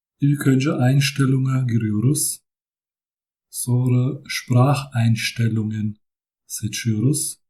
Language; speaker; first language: Turkish; early bilingual, other home language; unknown